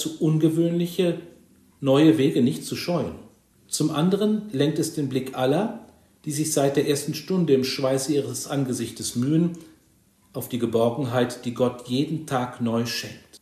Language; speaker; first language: German; native; German